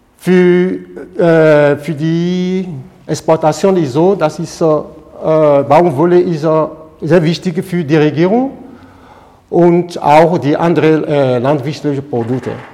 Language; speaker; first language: German; non-native, fluent; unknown